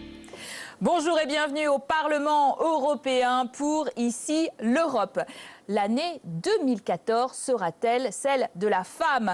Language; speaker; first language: French; native; French